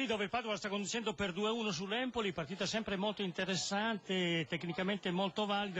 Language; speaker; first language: Italian; native; Italian